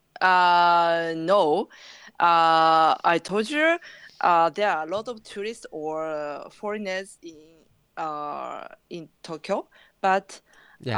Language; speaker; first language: English; non-native, learner; Japanese